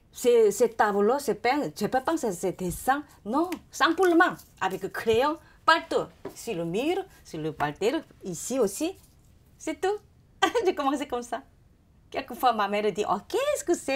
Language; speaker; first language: French; non-native, learner; Korean